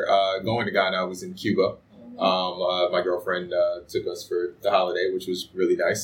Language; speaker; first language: English; early bilingual, other home language; Akan